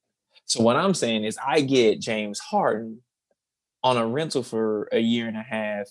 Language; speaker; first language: English; native; English